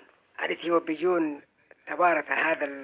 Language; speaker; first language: Arabic; non-native, fluent; Oromo